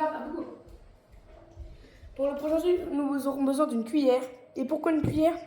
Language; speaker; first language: French; native; French